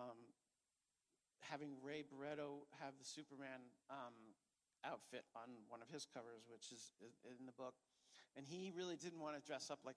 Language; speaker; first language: English; native; English